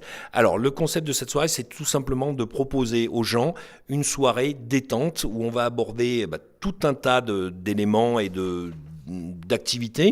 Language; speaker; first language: French; native; French